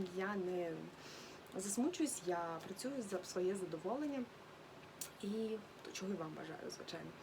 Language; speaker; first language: Ukrainian; native; Ukrainian